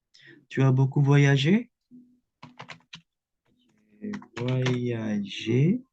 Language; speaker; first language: French; non-native, fluent; Indonesian